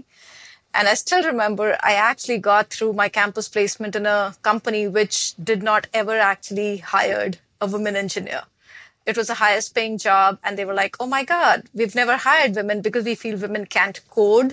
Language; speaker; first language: English; non-native, local second language; Hindi